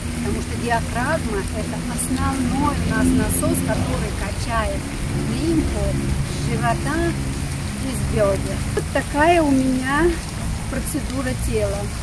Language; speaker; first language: Russian; native; Russian